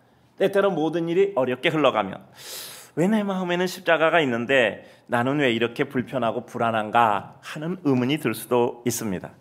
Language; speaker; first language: Korean; native; Korean